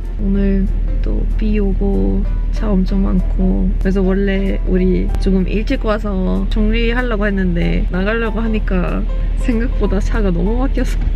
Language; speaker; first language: Korean; non-native, fluent; Swedish